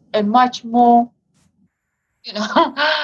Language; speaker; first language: English; native; English